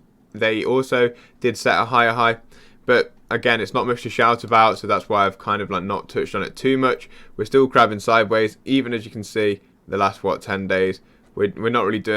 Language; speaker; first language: English; native; English